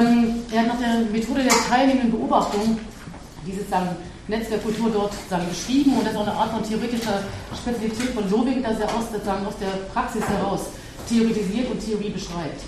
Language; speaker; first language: German; native; German